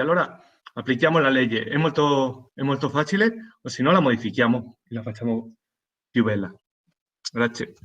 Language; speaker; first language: Italian; non-native, fluent; Spanish